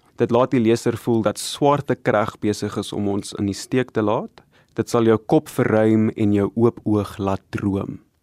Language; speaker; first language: Afrikaans; non-native, local second language; English